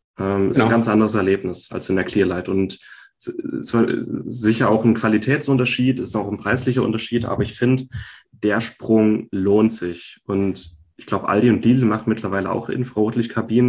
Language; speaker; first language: German; native; German